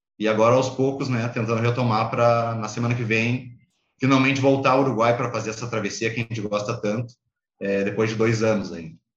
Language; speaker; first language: Portuguese; native; Portuguese